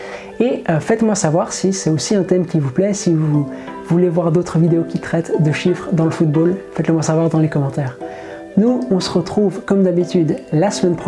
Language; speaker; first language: French; native; French